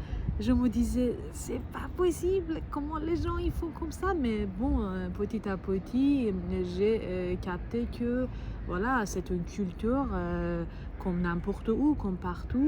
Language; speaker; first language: French; non-native, fluent; Persian